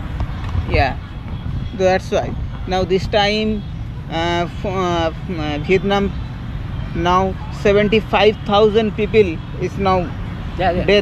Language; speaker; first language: English; non-native, learner; Bangla